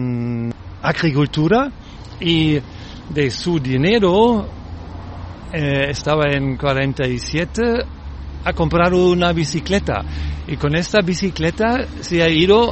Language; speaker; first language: Spanish; non-native, learner; German